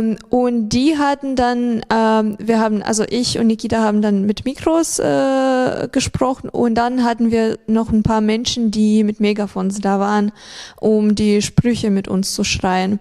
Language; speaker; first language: German; non-native, fluent; Ukrainian